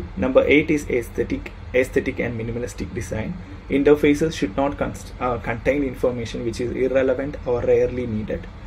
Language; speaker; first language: English; non-native, local second language; Malayalam